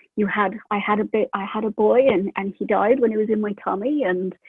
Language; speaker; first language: English; native; English